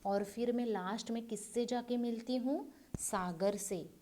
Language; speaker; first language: Hindi; non-native, local second language; Marathi